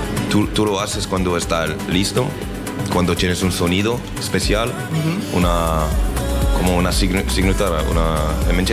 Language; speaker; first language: Spanish; non-native, learner; French